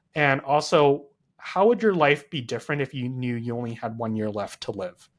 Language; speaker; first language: English; native; English